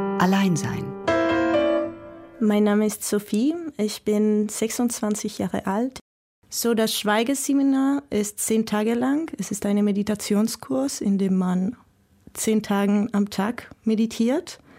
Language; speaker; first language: German; non-native, fluent; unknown